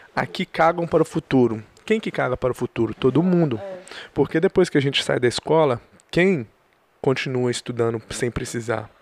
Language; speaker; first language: Portuguese; early bilingual, other home language; English